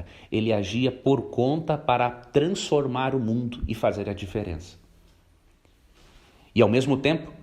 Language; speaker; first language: Portuguese; native; Portuguese